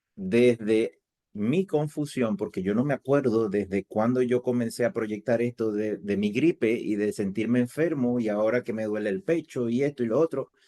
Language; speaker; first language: Spanish; native; Spanish